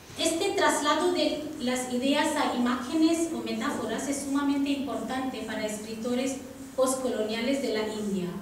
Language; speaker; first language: Spanish; non-native, fluent; Tamil